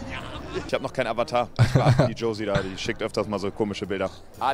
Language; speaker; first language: German; native; German